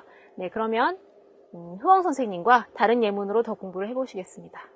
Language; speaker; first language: Korean; native; Korean